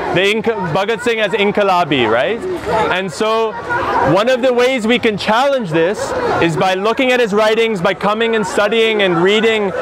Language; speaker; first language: English; native; English